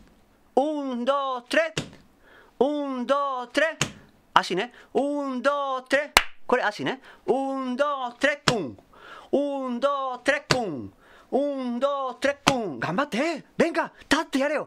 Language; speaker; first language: Japanese; non-native, fluent; Spanish